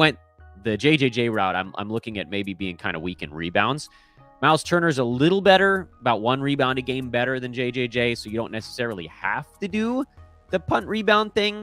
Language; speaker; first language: English; native; English